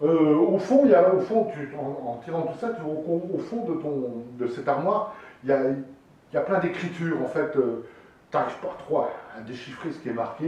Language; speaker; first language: French; native; French